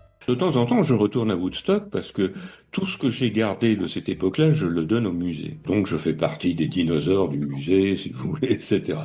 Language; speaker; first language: French; native; French